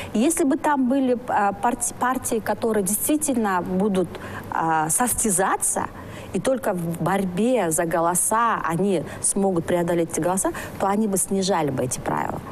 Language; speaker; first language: Russian; non-native, local second language; Kyrgyz